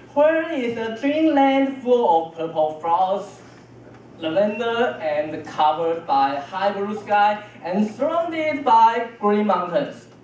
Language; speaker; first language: English; non-native, fluent; Chinese